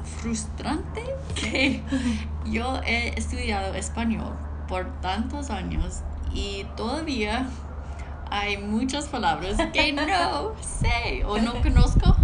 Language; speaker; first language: Spanish; non-native, learner; English